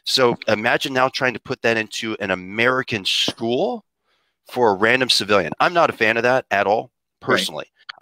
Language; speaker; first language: English; native; English